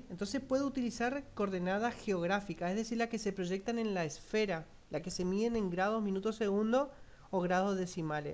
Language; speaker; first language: Spanish; native; Spanish